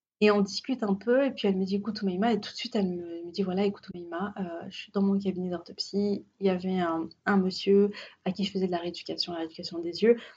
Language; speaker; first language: French; native; French